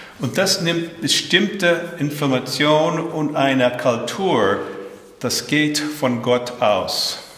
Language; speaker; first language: German; early bilingual, heritage; German